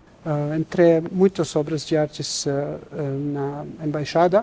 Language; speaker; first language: Portuguese; non-native, learner; Serbian